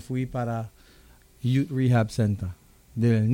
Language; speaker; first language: Spanish; non-native, local second language; English